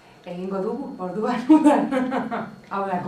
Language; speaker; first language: Basque; non-native, learner; Spanish